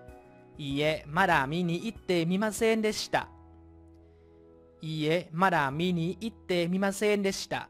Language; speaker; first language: Japanese; non-native, fluent; Vietnamese